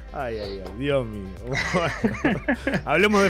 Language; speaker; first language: Spanish; native; Spanish